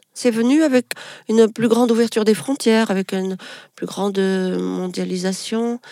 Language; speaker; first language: French; non-native, local second language; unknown